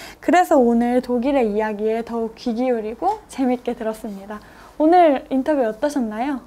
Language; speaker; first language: Korean; native; Korean